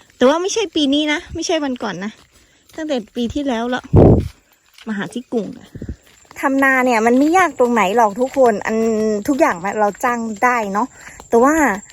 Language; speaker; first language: Thai; non-native, local second language; Shan